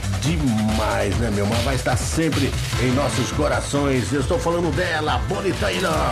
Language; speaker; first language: Portuguese; native; Portuguese